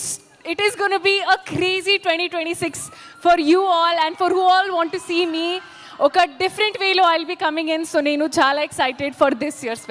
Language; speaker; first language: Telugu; non-native, local second language; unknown